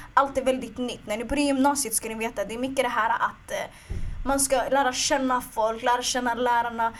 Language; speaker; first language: Swedish; early bilingual, other home language; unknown